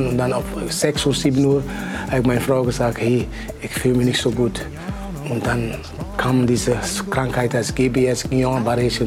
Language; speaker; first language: German; non-native, fluent; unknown